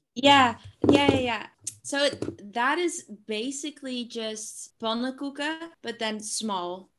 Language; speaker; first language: English; non-native, fluent; Dutch